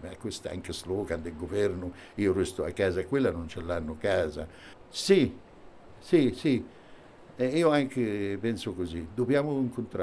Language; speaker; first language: Italian; non-native, learner; Arabic